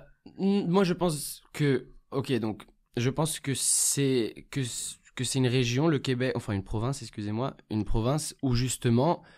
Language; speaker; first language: French; early bilingual, heritage; Catalan